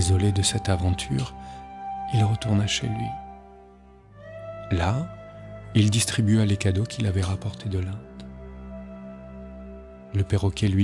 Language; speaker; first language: French; native; French